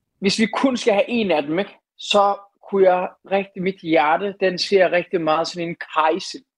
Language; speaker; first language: Danish; early bilingual, other home language; Turkish